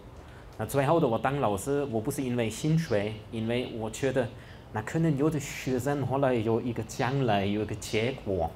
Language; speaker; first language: Chinese; non-native, fluent; German